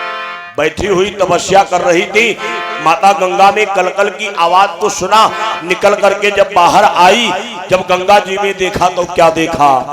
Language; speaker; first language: Hindi; native; Hindi